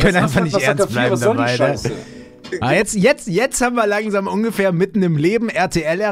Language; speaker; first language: German; native; German